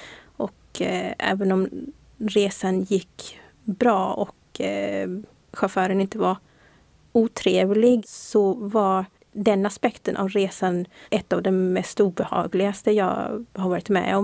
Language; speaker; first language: Swedish; native; Swedish